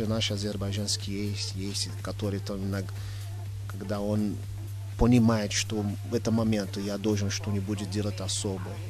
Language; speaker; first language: Russian; non-native, fluent; Portuguese